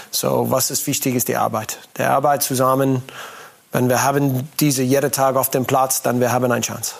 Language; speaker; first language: German; non-native, learner; English